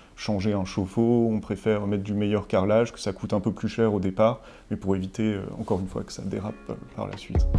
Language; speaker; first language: French; native; French